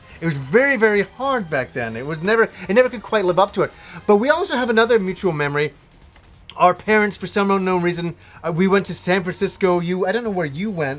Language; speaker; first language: English; native; English